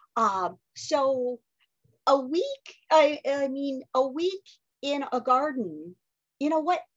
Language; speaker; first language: English; native; English